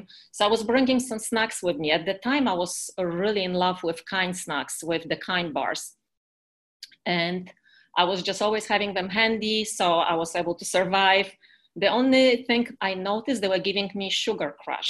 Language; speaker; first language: English; non-native, fluent; Polish